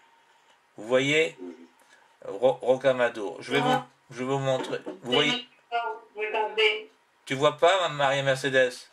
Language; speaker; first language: French; native; French